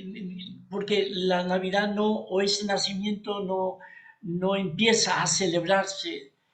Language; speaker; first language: Spanish; native; Spanish